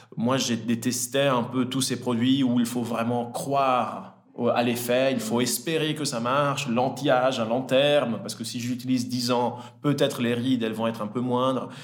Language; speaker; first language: French; early bilingual, other home language; Italian